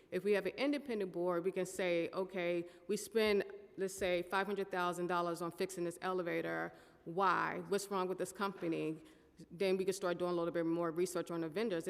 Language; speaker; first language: English; native; English